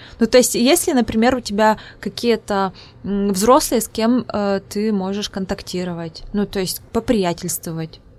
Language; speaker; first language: Russian; non-native, local second language; Udmurt